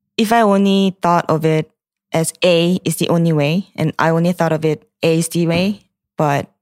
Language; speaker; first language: English; non-native, fluent; Korean